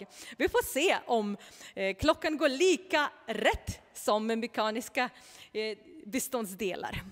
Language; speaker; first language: Swedish; non-native, fluent; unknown